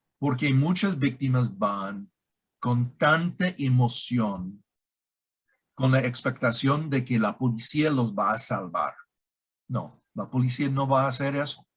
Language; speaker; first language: Spanish; non-native, learner; English